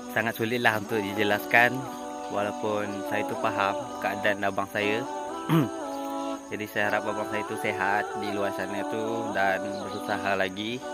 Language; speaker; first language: Malay; non-native, local second language; Iban